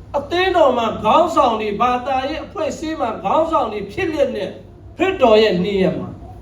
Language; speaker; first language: Burmese; non-native, local second language; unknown